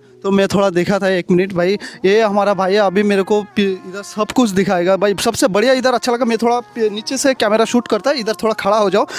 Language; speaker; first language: Hindi; non-native, learner; Bangla